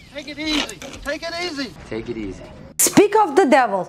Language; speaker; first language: English; non-native, fluent; Turkish